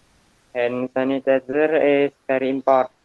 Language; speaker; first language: English; non-native, learner; Indonesian